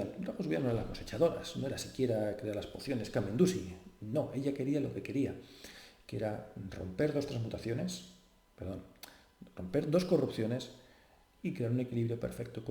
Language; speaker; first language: Spanish; native; Spanish